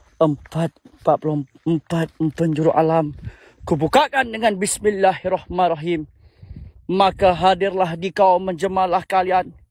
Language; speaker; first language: Malay; native; Malay